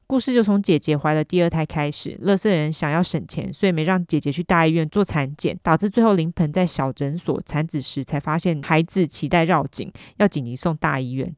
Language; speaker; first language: Chinese; native; Chinese